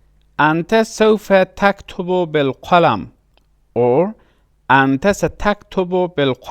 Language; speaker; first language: Arabic; non-native, fluent; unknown